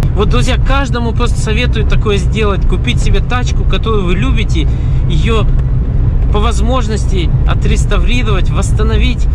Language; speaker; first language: Russian; early bilingual, heritage; Russian